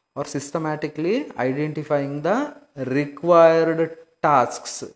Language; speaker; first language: English; non-native, local second language; Kannada